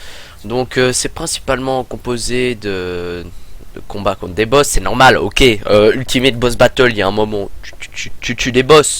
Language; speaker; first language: French; native; French